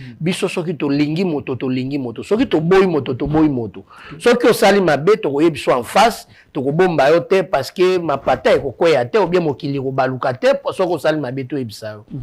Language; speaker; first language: Lingala; native; Lingala